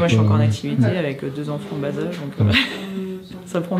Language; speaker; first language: French; native; French